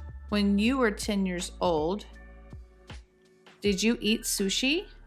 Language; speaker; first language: English; native; English